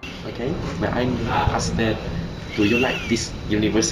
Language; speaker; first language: English; non-native, local second language; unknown